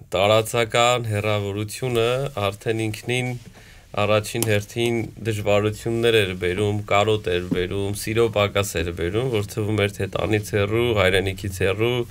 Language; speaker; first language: Armenian; native; Armenian